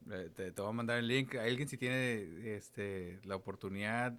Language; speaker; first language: Spanish; native; Spanish